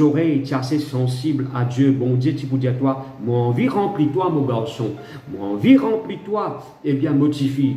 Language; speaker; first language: French; non-native, local second language; Morisyen